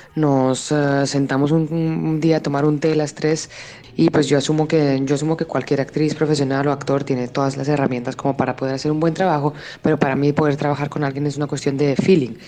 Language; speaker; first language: Spanish; native; Spanish